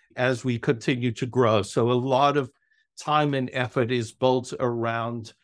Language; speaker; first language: English; native; English